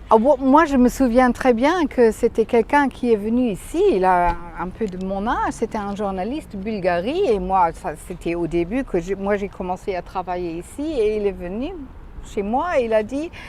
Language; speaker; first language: French; non-native, fluent; German